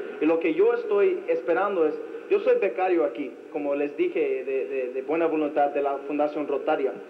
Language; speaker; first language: Spanish; non-native, fluent; English